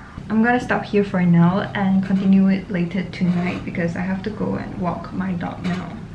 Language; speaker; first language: English; non-native, local second language; Chinese